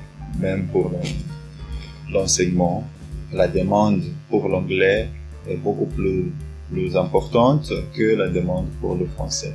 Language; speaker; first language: French; non-native, fluent; Portuguese